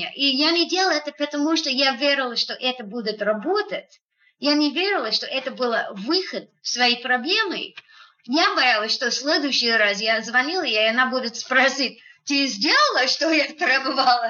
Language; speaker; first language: Russian; non-native, fluent; English